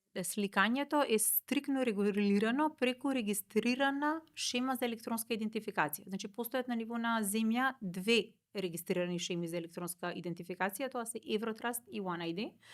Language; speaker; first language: Macedonian; native; Macedonian